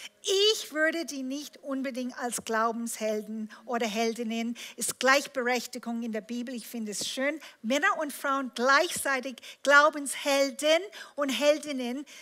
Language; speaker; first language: German; non-native, fluent; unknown